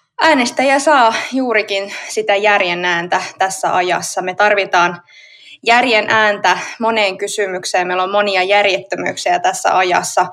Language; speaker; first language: Finnish; native; Finnish